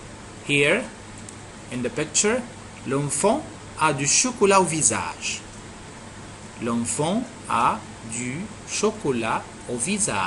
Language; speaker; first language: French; non-native, fluent; Arabic